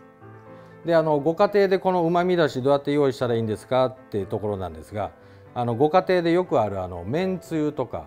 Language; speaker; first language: Japanese; native; Japanese